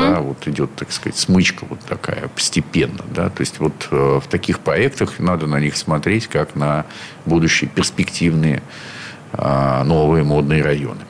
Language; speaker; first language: Russian; native; Russian